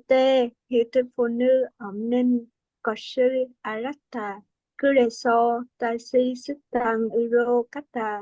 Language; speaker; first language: Korean; non-native, learner; Vietnamese